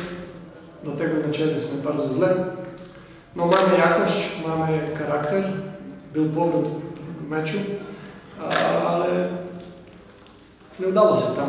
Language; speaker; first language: Polish; non-native, learner; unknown